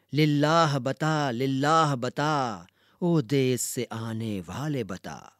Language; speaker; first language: Urdu; native; Urdu